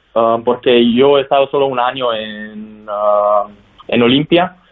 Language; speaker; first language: Spanish; non-native, fluent; Slovenian